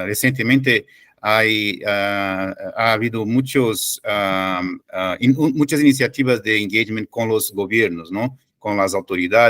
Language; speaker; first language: Spanish; non-native, fluent; Portuguese